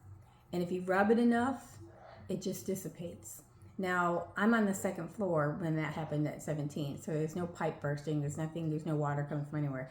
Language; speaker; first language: English; native; English